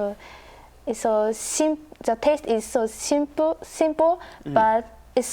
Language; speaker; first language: English; non-native, learner; Japanese